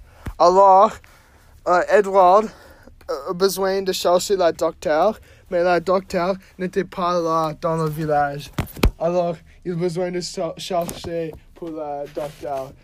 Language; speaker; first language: French; non-native, learner; English